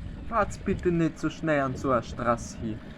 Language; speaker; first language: German; native; German